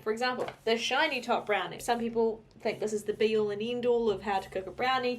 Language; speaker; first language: English; native; English